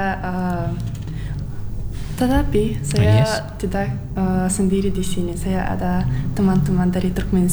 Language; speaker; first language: Indonesian; non-native, learner; Turkmen